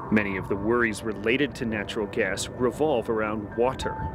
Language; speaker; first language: English; native; English